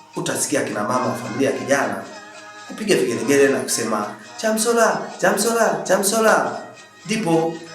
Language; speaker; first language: Swahili; non-native, local second language; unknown